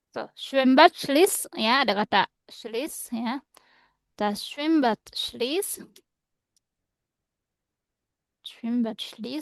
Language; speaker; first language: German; non-native, fluent; Indonesian